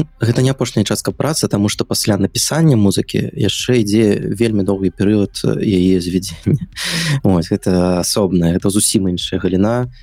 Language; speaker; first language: Belarusian; non-native, local second language; Russian